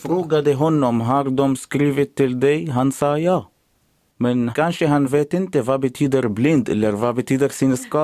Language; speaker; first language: Swedish; non-native, learner; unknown